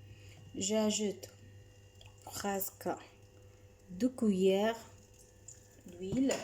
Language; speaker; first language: French; non-native, fluent; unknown